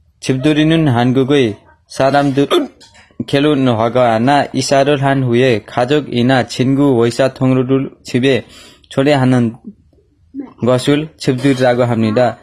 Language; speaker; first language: Korean; non-native, learner; Nepali